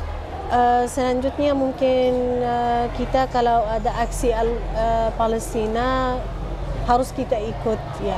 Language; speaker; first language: Indonesian; non-native, fluent; Arabic